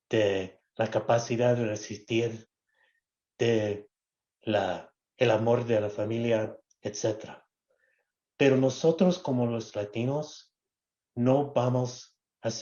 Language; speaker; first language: Spanish; non-native, local second language; English